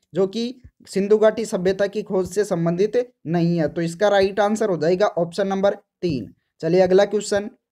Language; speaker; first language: Hindi; native; Hindi